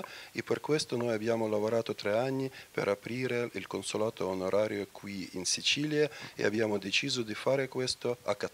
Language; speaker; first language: Italian; non-native, fluent; Ukrainian